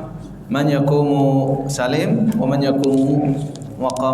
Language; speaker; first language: Arabic; non-native, fluent; Indonesian